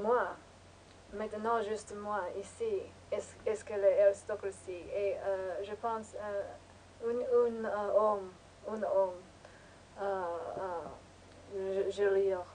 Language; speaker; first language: French; non-native, learner; English